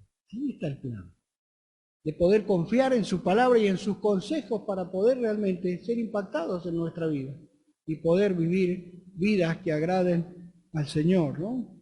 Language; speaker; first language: Spanish; native; Spanish